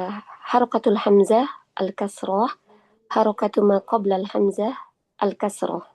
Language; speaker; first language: Arabic; non-native, learner; Indonesian